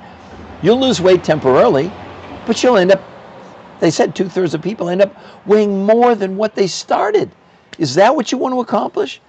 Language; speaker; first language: English; native; English